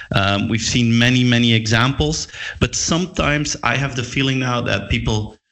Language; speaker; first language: English; non-native, fluent; Dutch